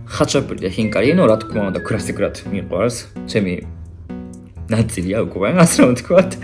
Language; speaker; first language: Georgian; non-native, fluent; Japanese